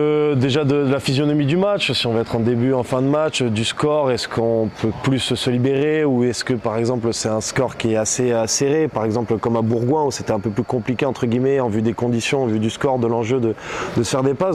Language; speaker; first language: French; native; French